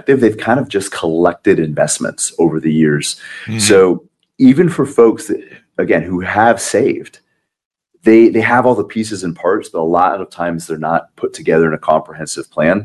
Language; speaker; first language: English; native; English